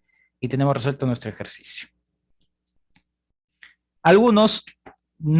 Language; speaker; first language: Spanish; native; Spanish